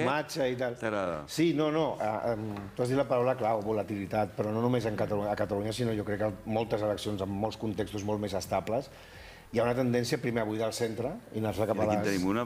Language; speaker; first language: Catalan; native; Catalan